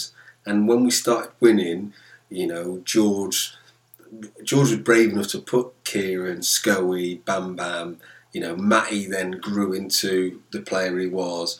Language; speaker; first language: English; native; English